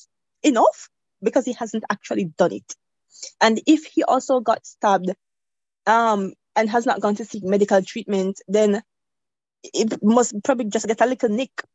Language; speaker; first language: English; native; English